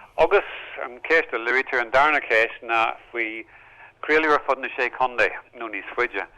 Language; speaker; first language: Irish; native; Irish